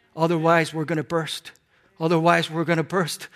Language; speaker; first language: English; non-native, local second language; Korean